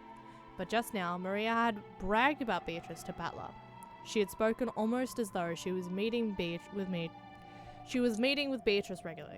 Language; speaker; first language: English; native; English